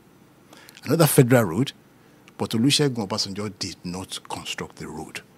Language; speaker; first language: English; non-native, local second language; Yoruba